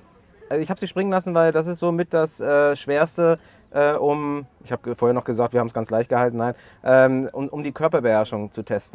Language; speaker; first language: German; native; German